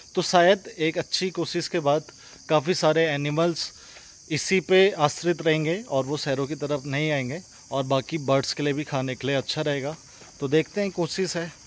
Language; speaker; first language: Hindi; native; Hindi